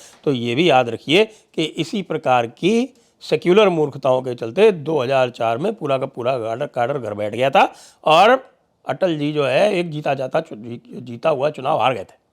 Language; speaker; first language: Hindi; native; Hindi